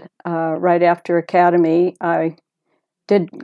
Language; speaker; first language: English; native; English